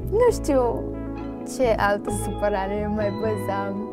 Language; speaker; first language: Romanian; early bilingual, heritage; Romanian